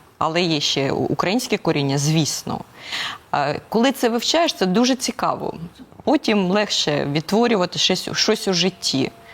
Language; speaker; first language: Ukrainian; non-native, local second language; Russian